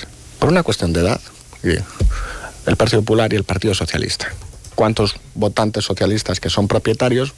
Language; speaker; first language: Spanish; native; Spanish